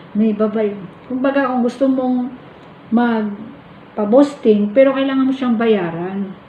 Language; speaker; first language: Filipino; non-native, local second language; Cebuano